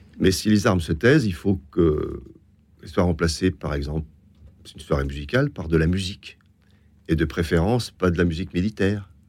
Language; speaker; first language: French; native; French